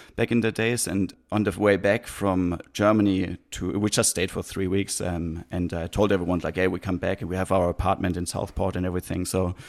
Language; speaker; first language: English; non-native, fluent; German